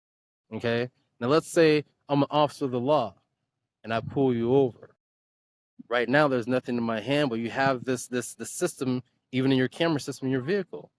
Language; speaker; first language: English; native; English